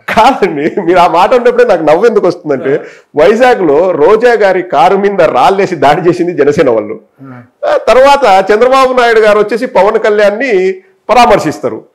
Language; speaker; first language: Telugu; native; Telugu